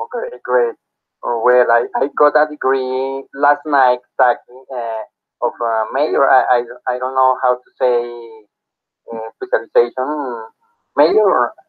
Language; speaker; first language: English; non-native, learner; Spanish